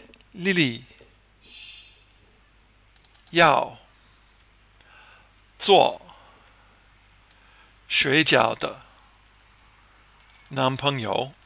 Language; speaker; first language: Chinese; non-native, fluent; English